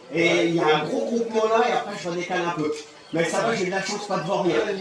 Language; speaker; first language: French; native; French